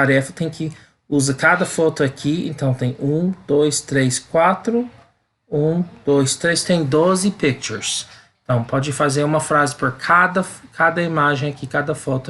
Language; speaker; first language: Portuguese; non-native, learner; English